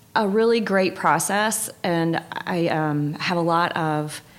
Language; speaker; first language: English; native; English